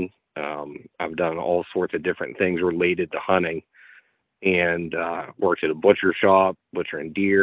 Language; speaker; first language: English; native; English